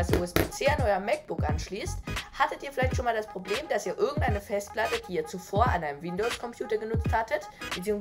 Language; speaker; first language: German; native; German